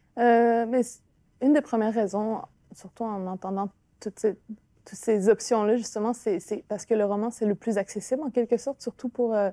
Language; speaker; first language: French; non-native, local second language; Innu-aimun